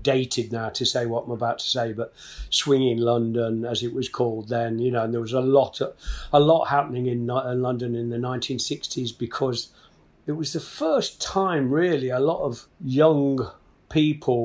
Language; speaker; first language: English; native; English